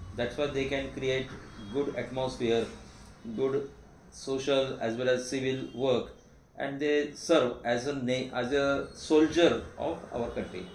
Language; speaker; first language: English; non-native, local second language; Marathi